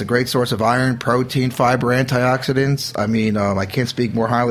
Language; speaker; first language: English; native; English